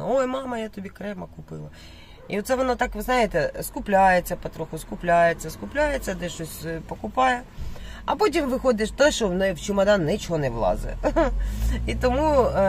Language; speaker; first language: Ukrainian; non-native, local second language; Russian